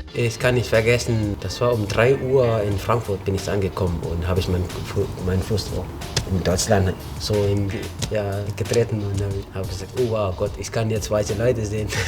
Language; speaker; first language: German; non-native, learner; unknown